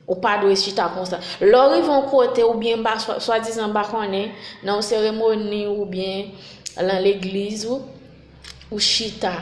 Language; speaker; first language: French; non-native, local second language; Haitian Creole